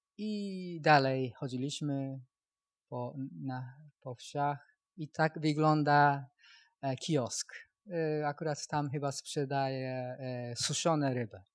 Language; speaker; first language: Polish; non-native, learner; Japanese